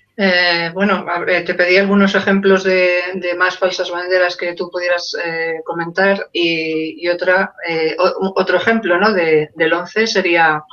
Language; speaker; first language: Spanish; native; Spanish